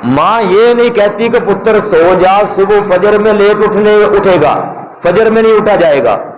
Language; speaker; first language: Urdu; non-native, local second language; Punjabi